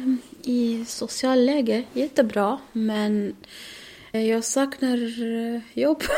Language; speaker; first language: Swedish; non-native, learner; Arabic